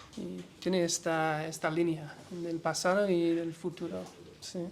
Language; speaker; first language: Spanish; non-native, learner; English